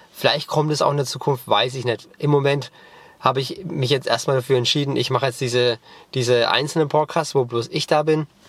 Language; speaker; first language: German; native; German